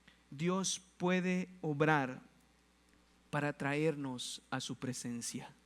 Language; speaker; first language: Spanish; native; Spanish